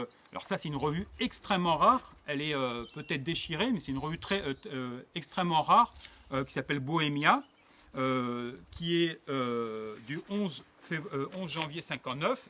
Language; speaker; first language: French; native; French